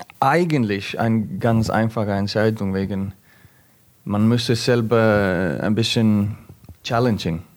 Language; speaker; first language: German; non-native, learner; Icelandic